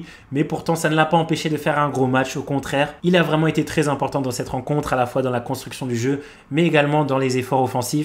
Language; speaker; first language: French; native; French